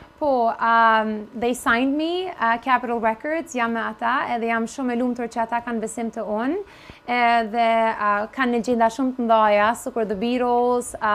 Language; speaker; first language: Albanian; early bilingual, heritage; Albanian